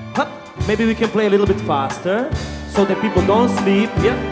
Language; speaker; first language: English; non-native, fluent; Italian